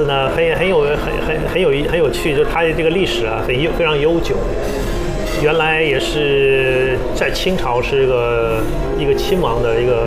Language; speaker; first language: Chinese; early bilingual, other home language; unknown